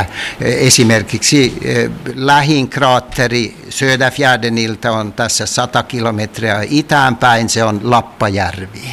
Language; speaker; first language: Finnish; non-native, local second language; Swedish